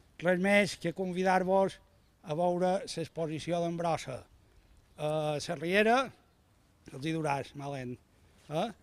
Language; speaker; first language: Catalan; native; Catalan